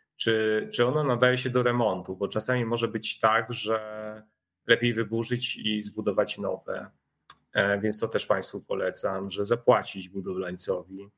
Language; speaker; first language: Polish; native; Polish